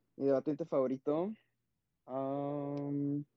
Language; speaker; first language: Spanish; early bilingual, heritage; Spanish